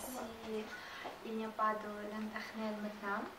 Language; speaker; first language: French; non-native, learner; Russian